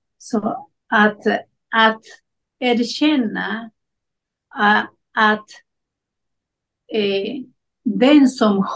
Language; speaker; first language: Swedish; non-native, learner; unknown